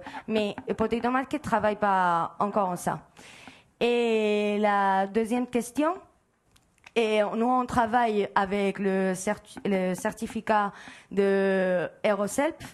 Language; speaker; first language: French; non-native, fluent; Spanish